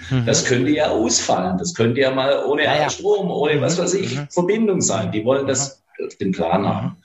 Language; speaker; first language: German; native; German